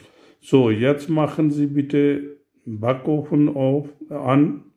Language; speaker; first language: German; non-native, learner; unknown